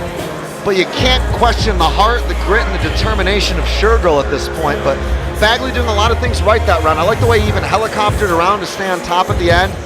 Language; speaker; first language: English; native; English